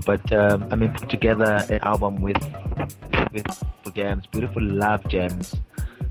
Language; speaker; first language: English; non-native, local second language; Zulu